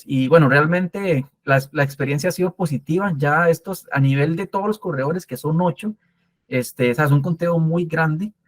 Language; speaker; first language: Spanish; native; Spanish